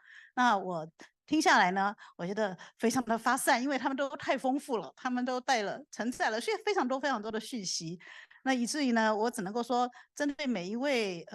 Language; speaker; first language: Chinese; native; Chinese